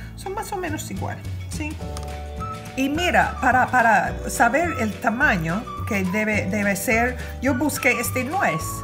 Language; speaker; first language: Spanish; non-native, fluent; English